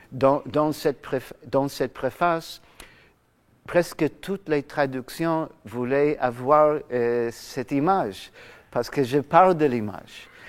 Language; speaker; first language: French; non-native, fluent; English